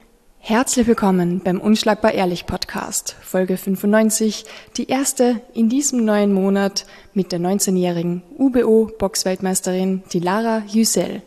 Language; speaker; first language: German; native; German